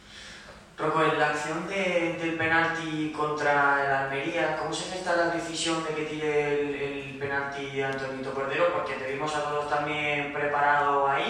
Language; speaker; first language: Spanish; native; Spanish